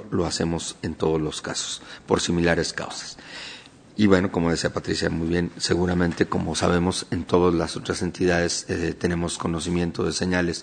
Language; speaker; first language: Spanish; native; Spanish